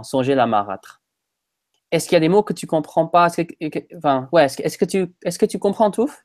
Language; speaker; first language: French; non-native, fluent; English